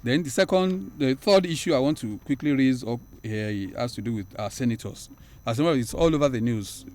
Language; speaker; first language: English; non-native, local second language; Yoruba